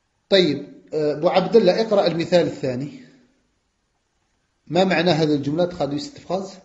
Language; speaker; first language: Arabic; non-native, fluent; French